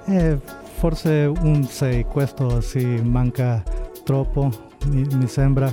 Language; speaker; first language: Italian; non-native, learner; Spanish